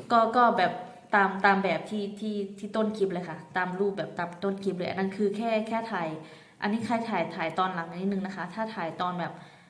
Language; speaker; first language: Thai; native; Thai